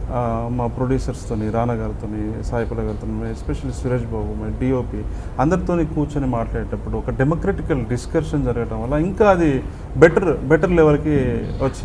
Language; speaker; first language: Telugu; native; Telugu